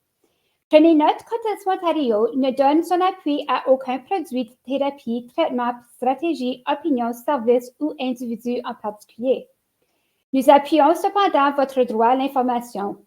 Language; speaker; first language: French; native; French